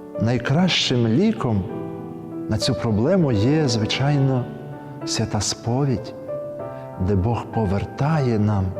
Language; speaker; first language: Ukrainian; native; Ukrainian